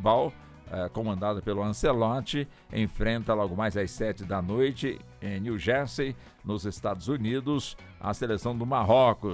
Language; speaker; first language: Portuguese; native; Portuguese